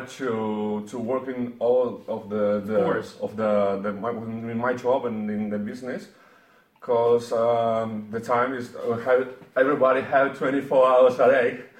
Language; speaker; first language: English; non-native, learner; Portuguese